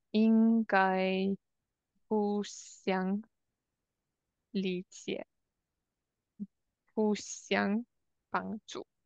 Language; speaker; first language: Chinese; non-native, learner; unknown